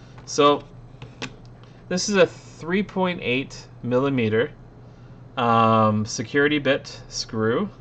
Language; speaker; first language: English; native; English